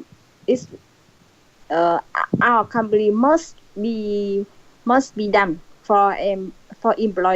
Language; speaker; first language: English; non-native, learner; Vietnamese